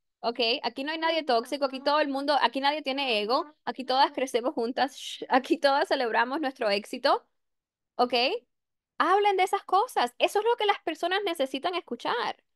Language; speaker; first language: Spanish; early bilingual, heritage; Spanish